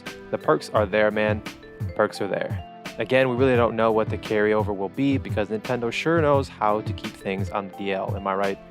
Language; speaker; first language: English; native; English